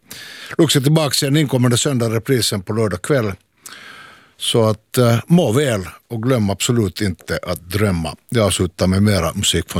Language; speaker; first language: Swedish; native; Swedish